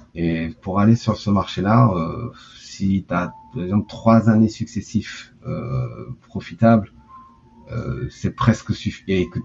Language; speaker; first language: French; early bilingual, heritage; Japanese